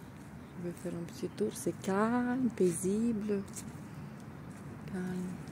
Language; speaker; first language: French; non-native, fluent; Russian